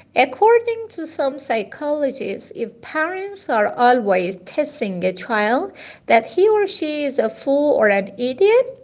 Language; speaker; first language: English; non-native, fluent; Persian